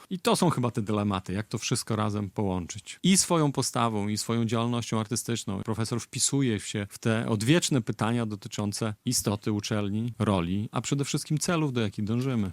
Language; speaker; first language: Polish; native; Polish